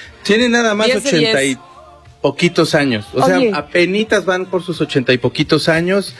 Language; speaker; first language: Spanish; native; Spanish